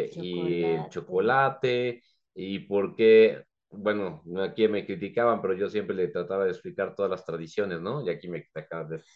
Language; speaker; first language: Spanish; native; Spanish